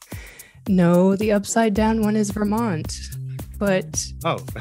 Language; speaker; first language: English; native; English